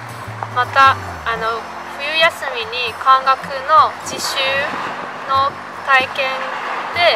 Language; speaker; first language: Japanese; non-native, fluent; Chinese